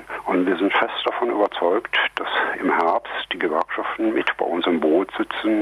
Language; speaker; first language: German; native; German